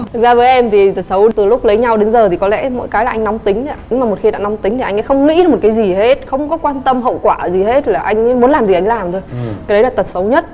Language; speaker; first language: Vietnamese; native; Vietnamese